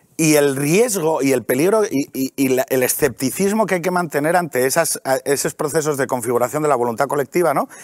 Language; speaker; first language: Spanish; native; Spanish